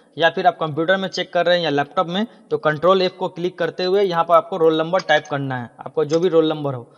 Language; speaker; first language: Hindi; non-native, local second language; Bangla